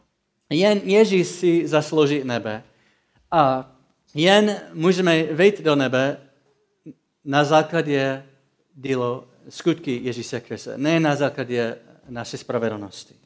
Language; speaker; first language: Czech; non-native, fluent; English